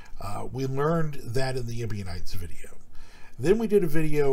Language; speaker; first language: English; native; English